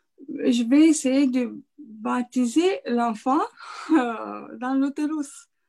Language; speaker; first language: French; non-native, fluent; Romanian